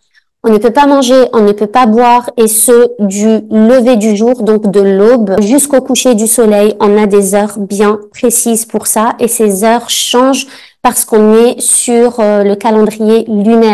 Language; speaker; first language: French; native; French